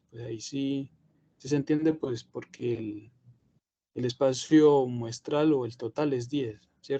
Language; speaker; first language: Spanish; native; Spanish